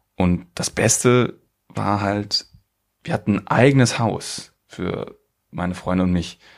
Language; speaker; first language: German; native; German